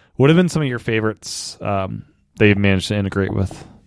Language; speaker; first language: English; native; English